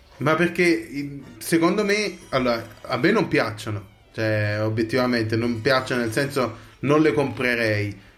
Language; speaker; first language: Italian; native; Italian